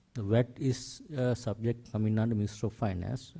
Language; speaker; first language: English; non-native, local second language; Sinhala